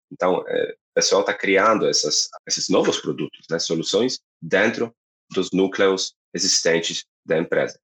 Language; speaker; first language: Portuguese; non-native, fluent; Polish